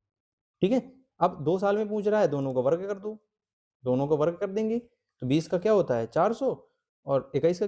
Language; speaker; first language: Hindi; native; Hindi